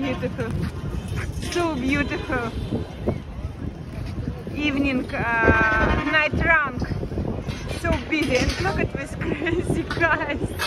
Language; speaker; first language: English; non-native, learner; Russian